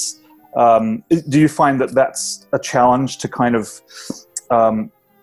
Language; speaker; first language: English; native; English